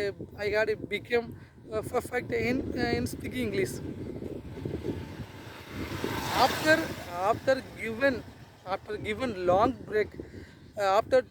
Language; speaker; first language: English; non-native, learner; Tamil